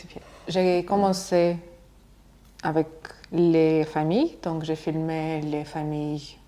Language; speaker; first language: French; non-native, fluent; Russian